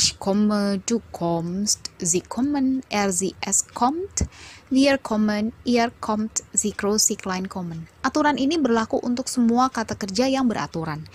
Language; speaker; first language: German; non-native, fluent; Indonesian